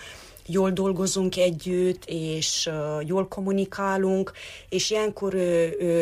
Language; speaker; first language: Hungarian; non-native, local second language; Romanian